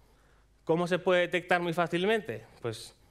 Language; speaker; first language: Spanish; native; Spanish